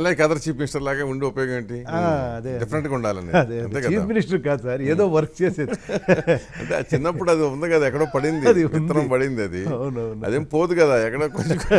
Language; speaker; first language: Telugu; native; Telugu